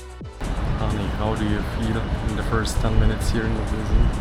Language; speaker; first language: English; non-native, fluent; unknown